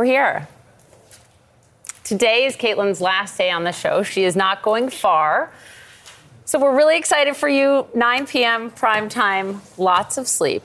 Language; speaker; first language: English; native; English